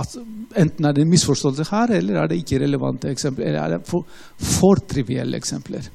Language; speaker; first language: Norwegian; non-native, fluent; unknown